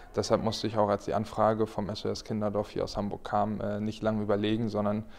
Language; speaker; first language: German; native; German